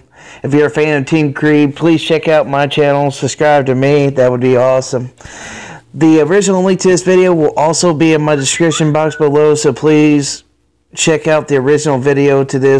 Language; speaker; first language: English; native; English